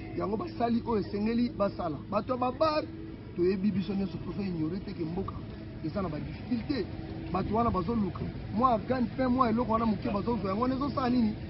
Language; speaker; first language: Lingala; native; Lingala